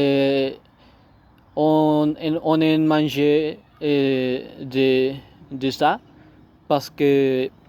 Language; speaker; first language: French; non-native, learner; Spanish